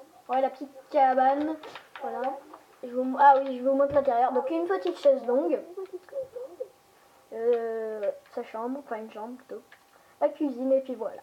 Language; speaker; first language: French; native; French